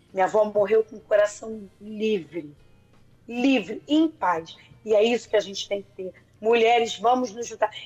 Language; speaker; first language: Portuguese; native; Portuguese